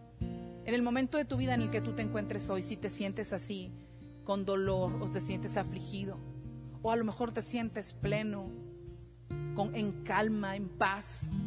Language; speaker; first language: Spanish; native; Spanish